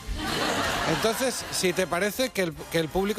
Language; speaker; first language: Spanish; native; Spanish